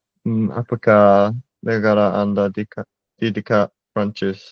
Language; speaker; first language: Indonesian; non-native, learner; English